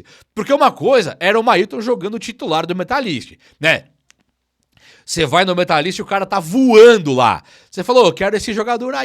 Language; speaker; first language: Portuguese; native; Portuguese